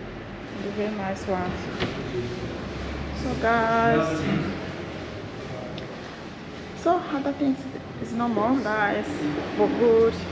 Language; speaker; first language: English; non-native, fluent; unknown